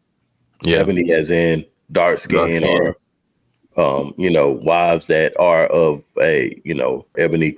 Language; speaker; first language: English; native; English